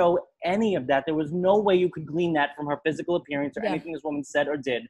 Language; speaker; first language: English; native; English